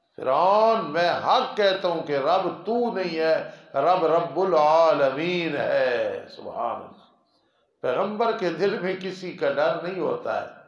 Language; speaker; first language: Urdu; non-native, local second language; Punjabi